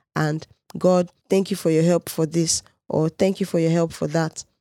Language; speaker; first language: English; non-native, local second language; Yoruba